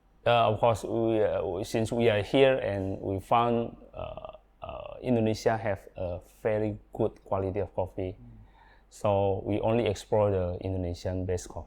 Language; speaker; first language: English; non-native, learner; Indonesian